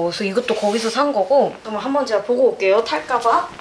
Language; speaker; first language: Korean; native; Korean